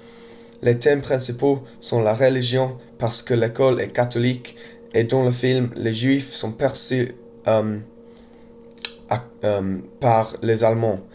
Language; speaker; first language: French; non-native, learner; English